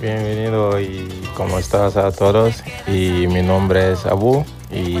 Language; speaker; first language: Spanish; non-native, learner; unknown